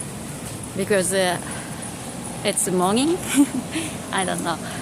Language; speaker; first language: English; non-native, local second language; Japanese